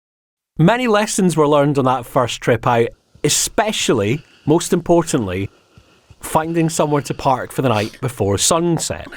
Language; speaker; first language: English; native; English